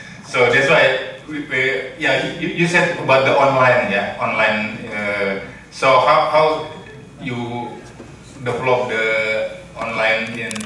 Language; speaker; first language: English; non-native, learner; Indonesian